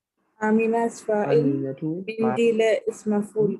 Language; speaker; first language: Arabic; non-native, learner; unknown